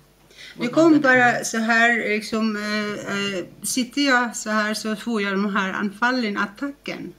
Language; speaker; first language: Swedish; non-native, fluent; Arabic